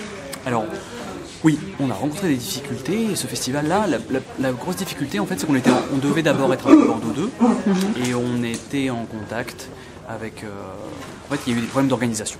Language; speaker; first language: French; native; French